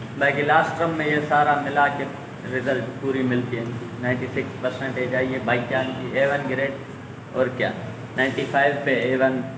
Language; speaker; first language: Urdu; non-native, local second language; Punjabi